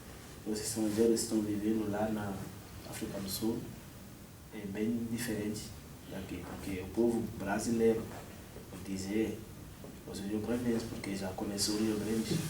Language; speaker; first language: Portuguese; non-native, fluent; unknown